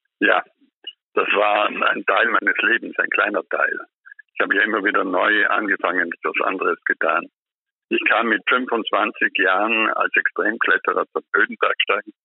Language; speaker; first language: German; native; German